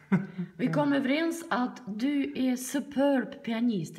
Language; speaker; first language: Swedish; non-native, fluent; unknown